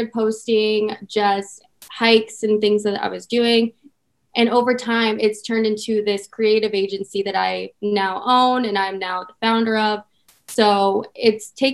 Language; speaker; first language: English; native; English